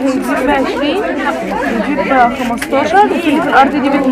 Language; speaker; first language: Arabic; native; Arabic